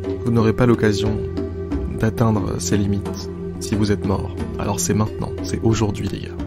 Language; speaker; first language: French; native; French